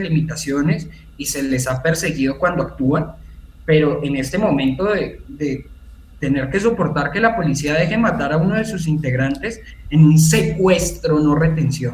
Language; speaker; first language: Spanish; native; Spanish